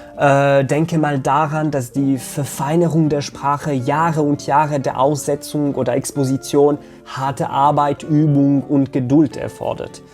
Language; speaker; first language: German; non-native, fluent; Arabic